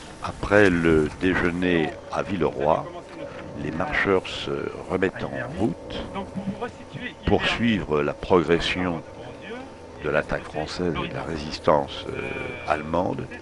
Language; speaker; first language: French; native; French